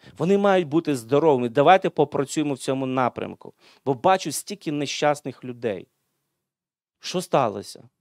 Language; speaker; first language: Ukrainian; non-native, local second language; Russian